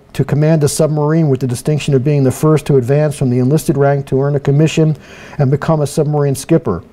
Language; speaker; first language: English; native; English